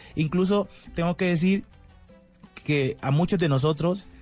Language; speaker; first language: Spanish; native; Spanish